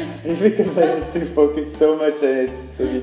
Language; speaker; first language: English; non-native, fluent; French